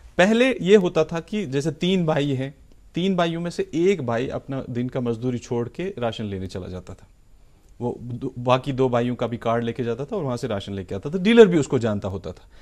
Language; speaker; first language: Hindi; non-native, local second language; Kashmiri